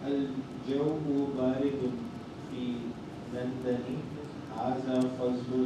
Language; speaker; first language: Arabic; non-native, learner; Urdu